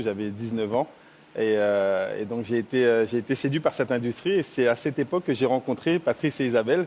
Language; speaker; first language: French; native; French